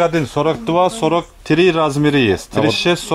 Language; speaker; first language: Russian; non-native, learner; Turkish